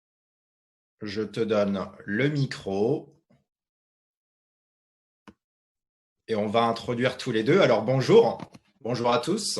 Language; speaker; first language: French; native; French